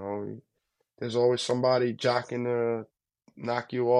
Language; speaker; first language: English; native; English